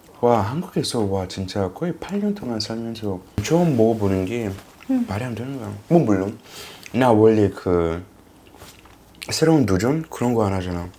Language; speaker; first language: Korean; non-native, fluent; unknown